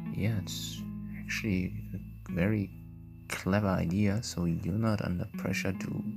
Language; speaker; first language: English; non-native, fluent; German